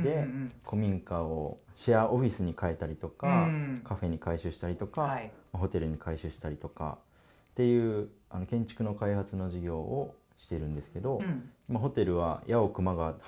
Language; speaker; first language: Japanese; native; Japanese